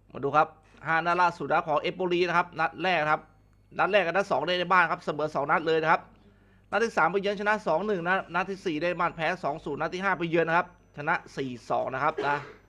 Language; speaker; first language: Thai; native; Thai